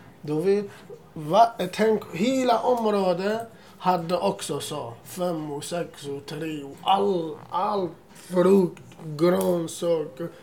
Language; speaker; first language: Swedish; non-native, learner; Assyrian Neo-Aramaic